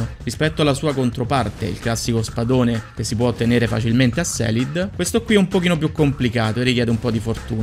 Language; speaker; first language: Italian; native; Italian